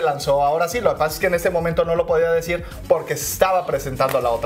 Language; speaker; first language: Spanish; native; Spanish